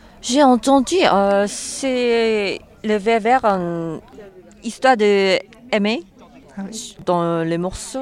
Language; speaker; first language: French; non-native, learner; Korean